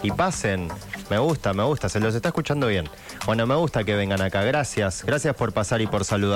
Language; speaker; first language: Spanish; native; Spanish